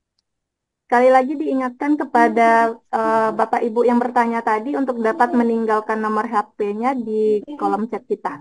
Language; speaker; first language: Indonesian; native; Indonesian